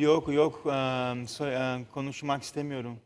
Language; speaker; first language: Turkish; non-native, learner; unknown